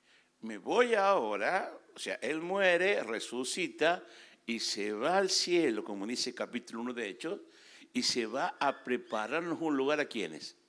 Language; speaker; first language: Spanish; native; Spanish